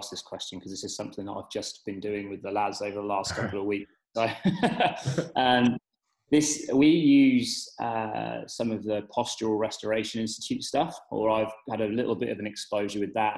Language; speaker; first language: English; native; English